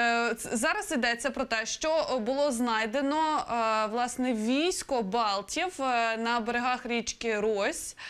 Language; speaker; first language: Ukrainian; native; Ukrainian